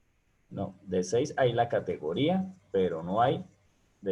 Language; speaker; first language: Spanish; native; Spanish